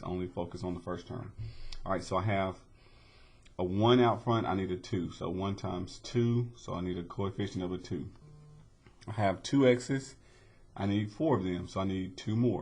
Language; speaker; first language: English; native; English